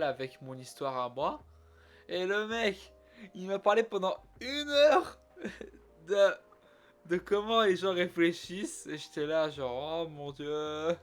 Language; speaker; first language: French; native; French